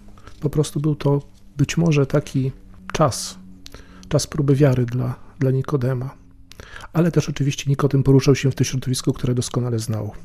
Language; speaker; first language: Polish; native; Polish